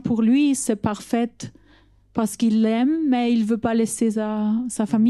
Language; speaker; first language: French; non-native, fluent; German